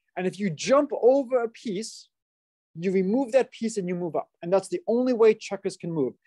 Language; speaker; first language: English; native; English